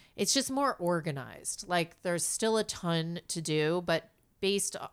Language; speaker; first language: English; native; English